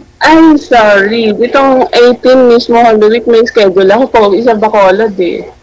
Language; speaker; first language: Filipino; non-native, local second language; Hiligaynon